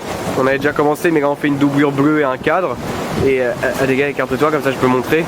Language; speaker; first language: French; native; French